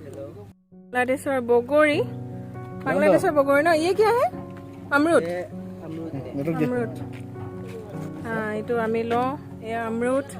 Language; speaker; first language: Hindi; non-native, local second language; Assamese